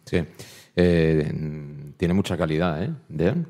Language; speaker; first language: Spanish; native; Spanish